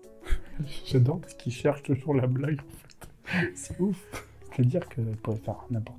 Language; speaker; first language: French; native; French